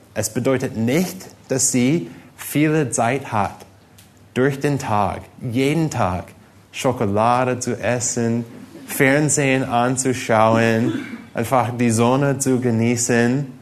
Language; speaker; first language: German; non-native, fluent; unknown